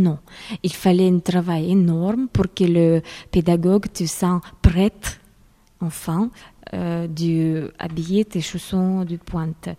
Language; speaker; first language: French; non-native, fluent; Ukrainian